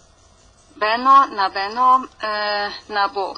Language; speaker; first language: Greek; non-native, learner; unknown